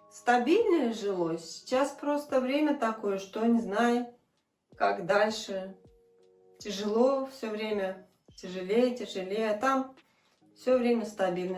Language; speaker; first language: Russian; native; Russian